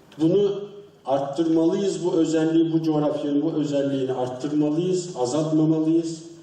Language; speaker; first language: Turkish; native; Turkish